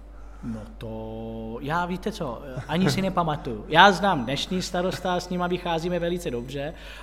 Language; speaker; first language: Czech; non-native, fluent; Italian